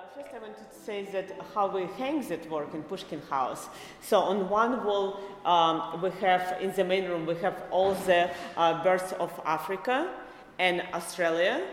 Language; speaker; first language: English; non-native, fluent; Belarusian